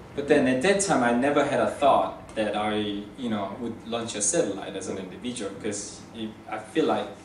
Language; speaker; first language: English; non-native, fluent; Korean